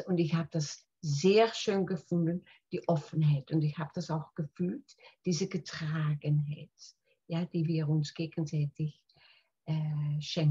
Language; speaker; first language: German; non-native, fluent; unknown